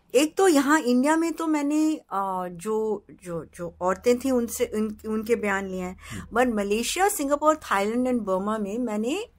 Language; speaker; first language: Hindi; native; Hindi